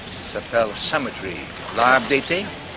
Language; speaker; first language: French; non-native, fluent; English